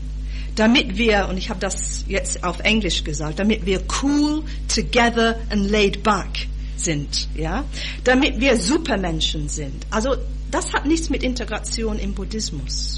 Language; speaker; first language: German; non-native, fluent; English